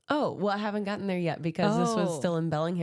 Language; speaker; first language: English; native; English